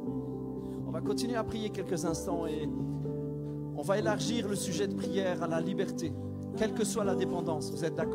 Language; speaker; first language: French; native; French